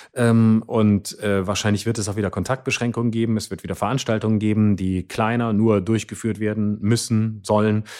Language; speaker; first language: German; native; German